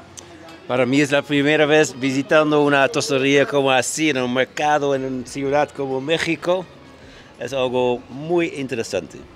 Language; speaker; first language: Spanish; non-native, fluent; Dutch